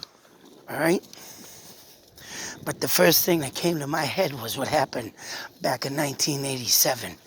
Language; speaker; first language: English; native; English